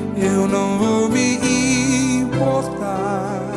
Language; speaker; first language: Portuguese; native; Portuguese